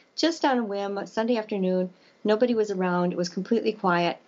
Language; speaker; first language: English; native; English